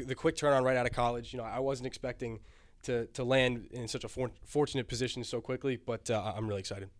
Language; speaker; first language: English; native; English